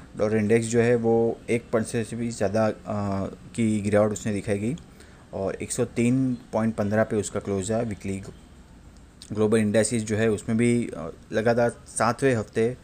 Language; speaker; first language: Hindi; non-native, local second language; Gujarati